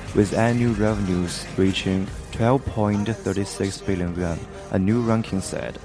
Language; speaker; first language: English; non-native, fluent; Chinese